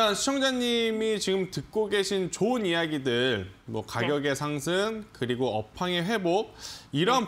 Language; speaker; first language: Korean; native; Korean